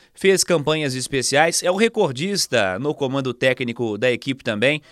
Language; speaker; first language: Portuguese; native; Portuguese